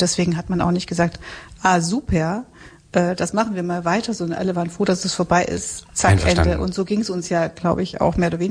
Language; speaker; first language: German; native; German